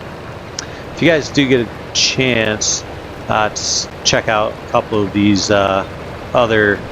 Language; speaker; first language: English; native; English